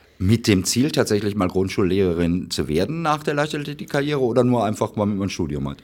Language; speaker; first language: German; native; German